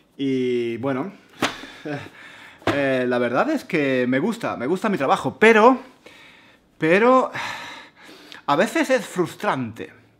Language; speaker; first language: Spanish; native; Spanish